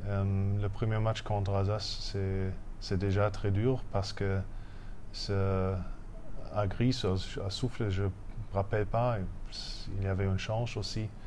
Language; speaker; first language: French; non-native, fluent; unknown